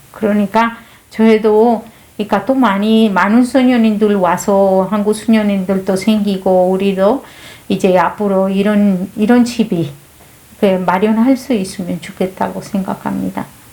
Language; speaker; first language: Korean; non-native, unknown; Spanish